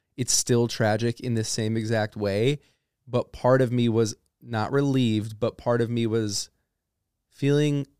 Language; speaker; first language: English; early bilingual, other home language; Italian